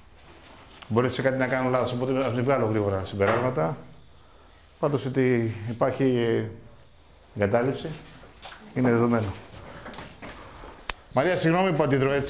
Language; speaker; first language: Greek; native; Greek